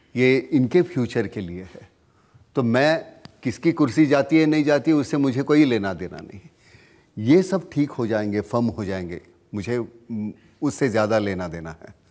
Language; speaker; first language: Hindi; non-native, local second language; Marathi